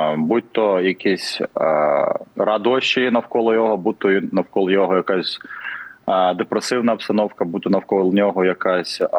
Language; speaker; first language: Ukrainian; non-native, fluent; Russian